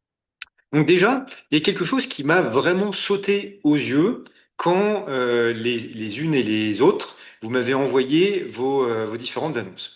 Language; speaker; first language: French; native; French